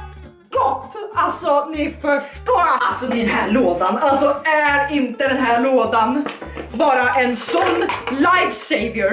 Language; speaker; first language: Swedish; native; Swedish